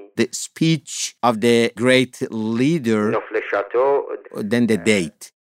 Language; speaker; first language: English; non-native, fluent; Persian